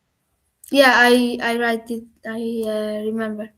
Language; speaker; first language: English; non-native, learner; German